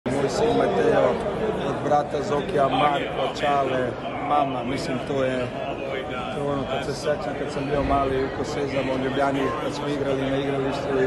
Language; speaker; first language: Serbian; early bilingual, heritage; Slovenian